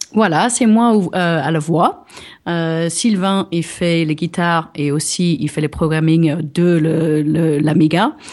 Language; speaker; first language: French; non-native, fluent; English